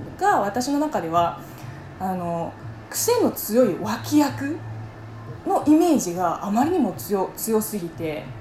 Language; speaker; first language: Japanese; non-native, fluent; Chinese